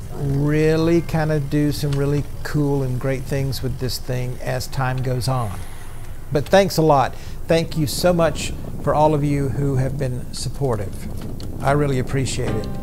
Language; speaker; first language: English; native; English